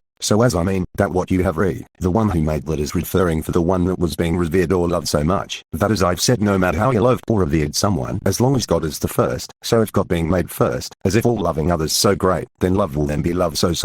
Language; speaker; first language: English; non-native, local second language; Filipino